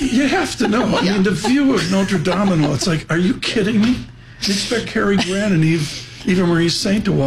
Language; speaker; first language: English; native; English